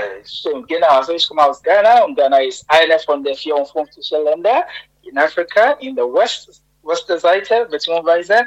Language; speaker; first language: German; non-native, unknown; Akan